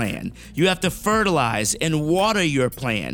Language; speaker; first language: English; native; English